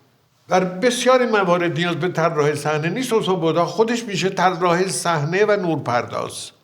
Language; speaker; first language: Persian; native; Persian